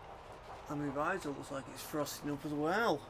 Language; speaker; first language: English; native; English